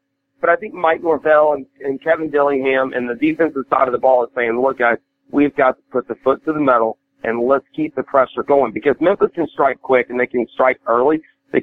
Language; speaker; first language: English; native; English